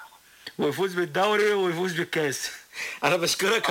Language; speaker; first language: Arabic; native; Arabic